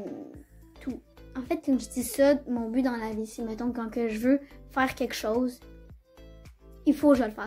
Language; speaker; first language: French; native; French